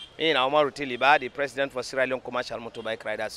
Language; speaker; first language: English; non-native, local second language; Krio